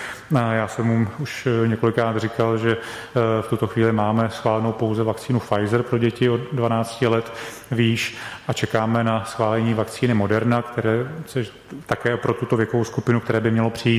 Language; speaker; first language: Czech; native; Czech